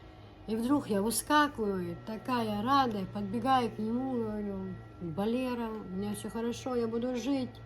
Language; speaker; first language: Russian; non-native, local second language; Chechen